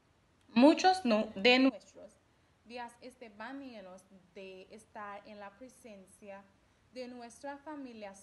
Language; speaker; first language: Spanish; non-native, learner; English